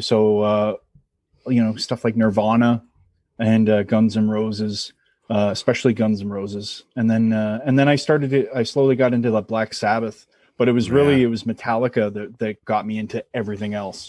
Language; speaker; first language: English; native; English